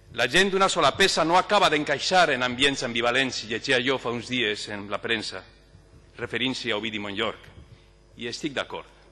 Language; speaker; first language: Catalan; non-native, local second language; Spanish